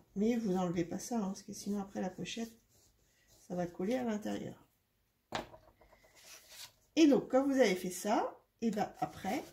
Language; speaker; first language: French; native; French